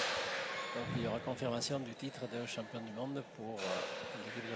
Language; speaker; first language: French; native; French